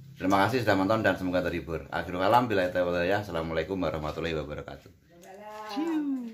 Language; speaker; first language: Indonesian; non-native, local second language; Javanese